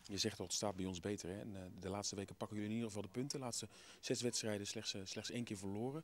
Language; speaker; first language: Dutch; native; Dutch